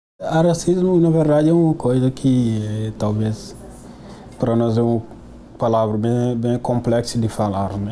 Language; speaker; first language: Portuguese; non-native, fluent; Wolof